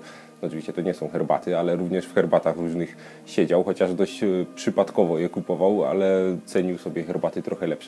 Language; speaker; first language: Polish; native; Polish